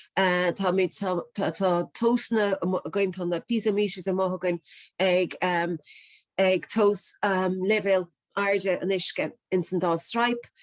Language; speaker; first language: Irish; native; Irish